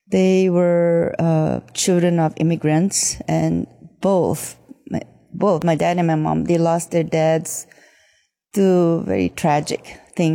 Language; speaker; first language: English; non-native, fluent; Japanese